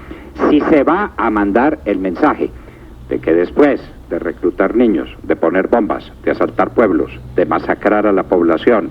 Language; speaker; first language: Spanish; native; Spanish